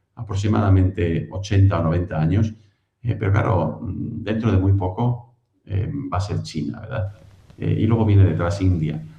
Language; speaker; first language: Spanish; native; Spanish